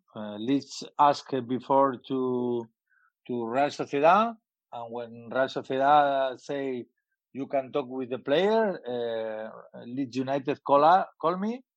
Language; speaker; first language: English; non-native, learner; Spanish